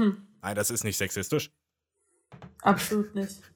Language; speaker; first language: German; native; German